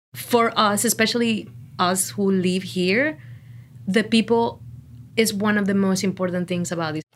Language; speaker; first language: English; non-native, fluent; Spanish